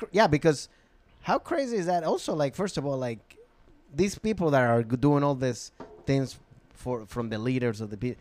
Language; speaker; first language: English; non-native, fluent; Spanish